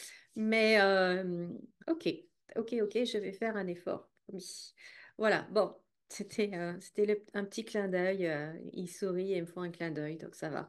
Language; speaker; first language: French; native; French